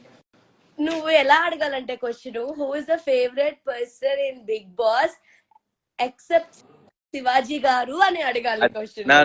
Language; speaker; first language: Telugu; native; Telugu